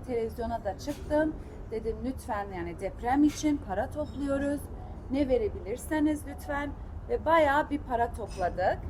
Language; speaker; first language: Turkish; early bilingual, heritage; Turkish